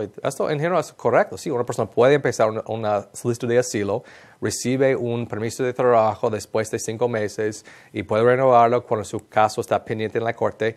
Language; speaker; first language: Spanish; non-native, fluent; English